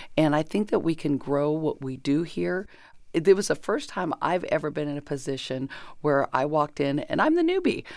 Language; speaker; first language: English; native; English